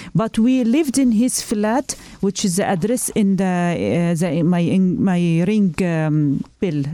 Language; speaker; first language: English; non-native, learner; Arabic